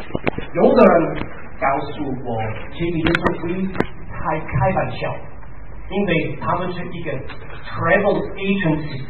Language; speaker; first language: Chinese; non-native, fluent; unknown